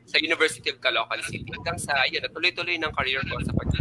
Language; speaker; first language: Filipino; non-native, local second language; Hiligaynon